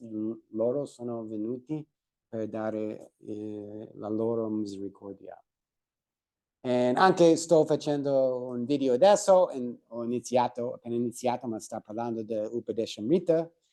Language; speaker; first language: Italian; non-native, fluent; English